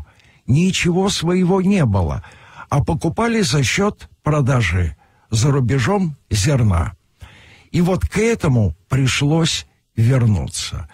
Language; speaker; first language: Russian; native; Russian